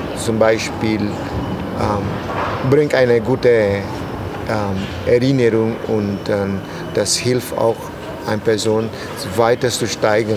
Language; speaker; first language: German; non-native, learner; Spanish